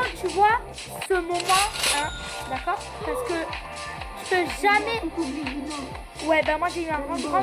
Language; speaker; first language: French; native; French